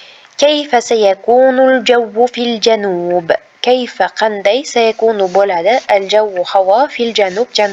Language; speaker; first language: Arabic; non-native, fluent; Uzbek